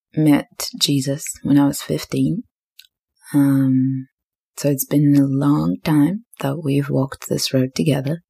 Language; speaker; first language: English; native; English